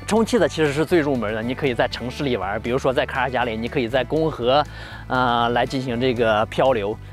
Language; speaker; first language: Chinese; native; Chinese